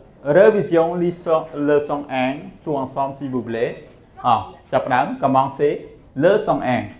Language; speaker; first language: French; non-native, fluent; Khmer